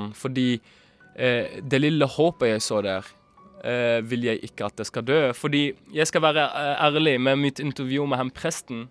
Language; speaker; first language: Norwegian; early bilingual, other home language; Arabic